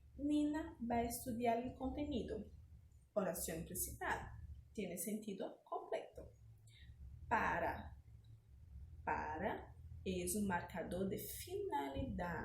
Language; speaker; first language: Spanish; non-native, fluent; Portuguese